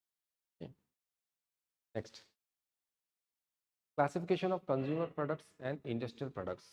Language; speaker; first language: English; non-native, local second language; Odia